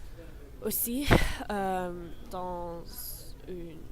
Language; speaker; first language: French; non-native, learner; English